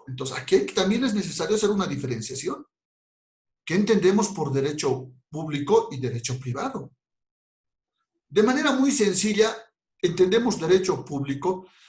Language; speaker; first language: Spanish; native; Spanish